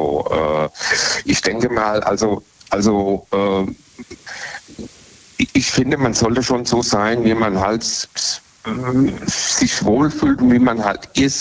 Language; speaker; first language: German; native; German